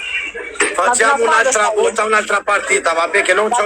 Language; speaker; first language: Italian; non-native, fluent; Albanian